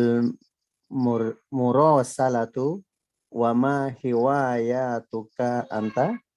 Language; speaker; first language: Arabic; non-native, learner; Indonesian